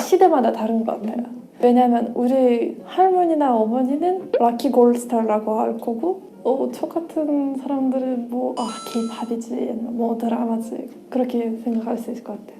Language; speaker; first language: Korean; non-native, fluent; Russian